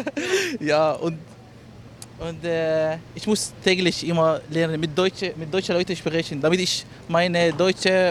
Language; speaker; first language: German; non-native, learner; Arabic